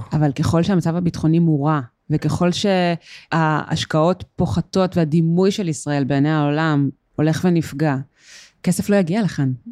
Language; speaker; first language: Hebrew; native; Hebrew